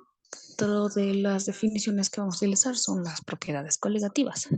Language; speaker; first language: Spanish; native; Spanish